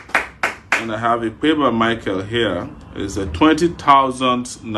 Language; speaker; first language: English; non-native, local second language; Yoruba